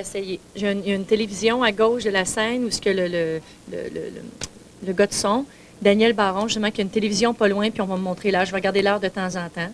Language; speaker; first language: French; native; French